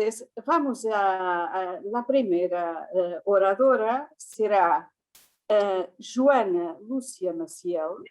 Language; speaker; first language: Spanish; non-native, fluent; Portuguese